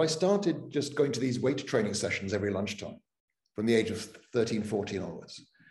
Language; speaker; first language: English; non-native, local second language; Welsh